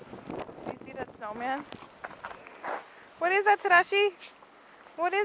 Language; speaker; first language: English; native; English